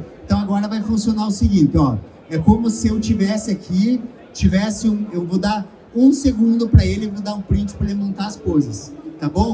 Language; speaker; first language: Portuguese; native; Portuguese